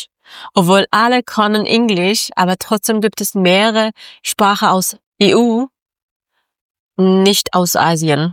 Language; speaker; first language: German; non-native, learner; Persian